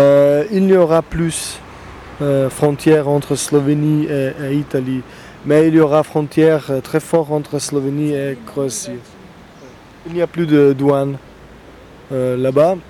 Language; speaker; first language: French; non-native, fluent; Slovenian